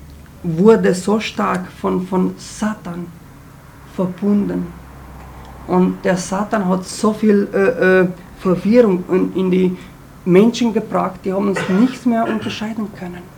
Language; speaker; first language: German; non-native, fluent; Romanian